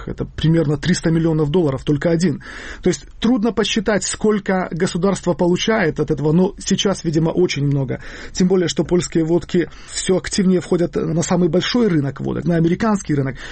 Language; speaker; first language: Russian; native; Russian